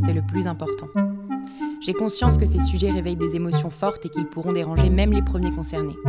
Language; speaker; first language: French; native; French